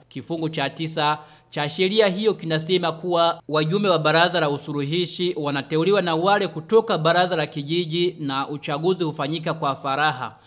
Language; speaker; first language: Swahili; non-native, local second language; Rundi